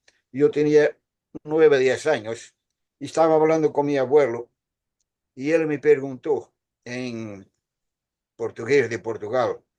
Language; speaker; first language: Spanish; non-native, fluent; Portuguese